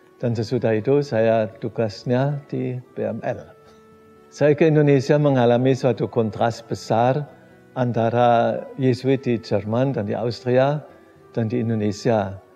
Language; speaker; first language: Indonesian; non-native, fluent; German